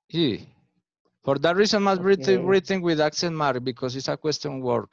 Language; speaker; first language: English; non-native, learner; Spanish